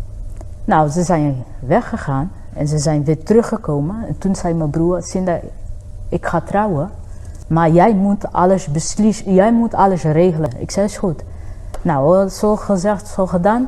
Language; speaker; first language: Dutch; non-native, fluent; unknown